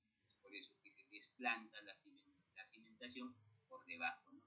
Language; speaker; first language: Spanish; native; Spanish